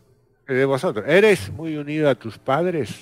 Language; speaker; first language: Spanish; native; Spanish